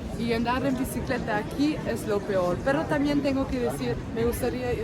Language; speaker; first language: Spanish; non-native, fluent; German